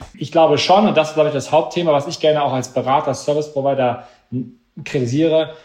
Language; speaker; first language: German; native; German